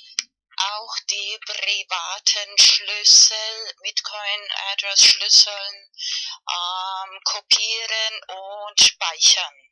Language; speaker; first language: German; non-native, fluent; Spanish